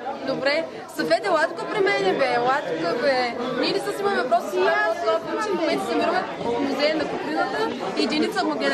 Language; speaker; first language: Bulgarian; native; Bulgarian